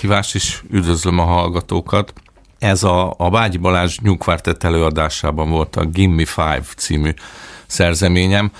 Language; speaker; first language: Hungarian; native; Hungarian